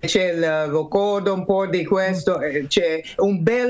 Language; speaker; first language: Italian; non-native, learner; English